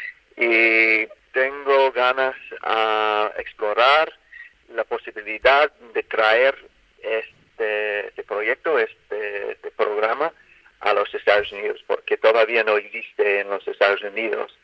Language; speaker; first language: Spanish; non-native, fluent; English